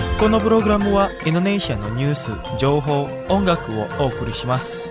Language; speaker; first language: Japanese; non-native, fluent; Indonesian